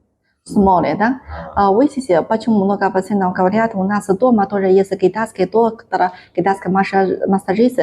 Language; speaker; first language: Russian; non-native, learner; Chinese